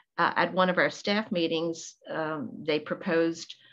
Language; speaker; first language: English; native; English